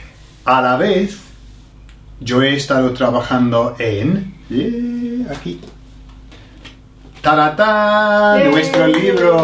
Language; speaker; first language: Spanish; non-native, fluent; English